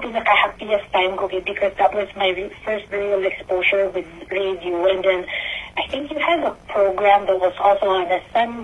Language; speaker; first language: Filipino; native; Filipino